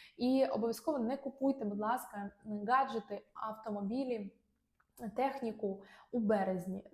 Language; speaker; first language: Ukrainian; non-native, local second language; Russian